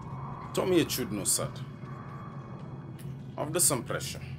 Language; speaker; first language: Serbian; early bilingual, heritage; English